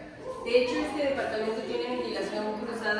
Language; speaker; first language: Spanish; native; Spanish